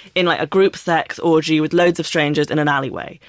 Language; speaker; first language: English; native; English